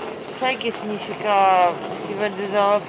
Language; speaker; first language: Italian; non-native, learner; Bulgarian